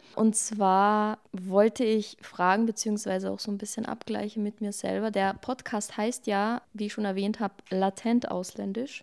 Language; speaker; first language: German; early bilingual, other home language; Bosnian